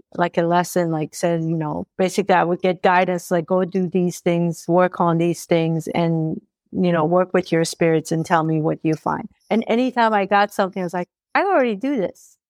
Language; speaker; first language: English; early bilingual, other home language; Persian